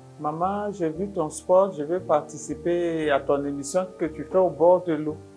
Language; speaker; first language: French; non-native, local second language; Dyula